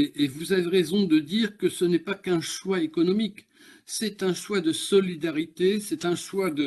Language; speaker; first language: French; native; French